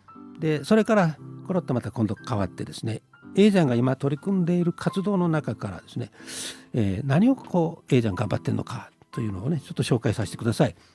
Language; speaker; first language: Japanese; native; Japanese